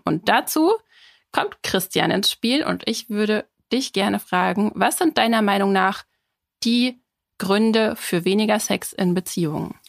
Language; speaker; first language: German; native; German